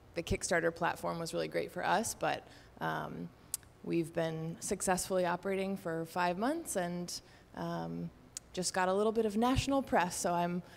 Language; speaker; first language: English; native; English